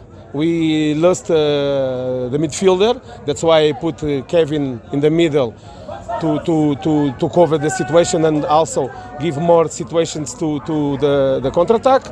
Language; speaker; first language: English; non-native, learner; Portuguese